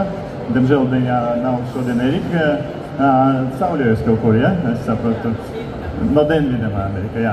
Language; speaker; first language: Latvian; non-native, local second language; Russian